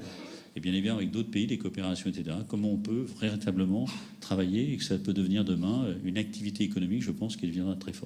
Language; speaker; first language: French; native; French